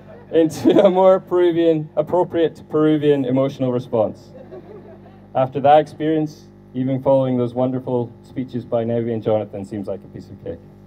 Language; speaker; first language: English; native; English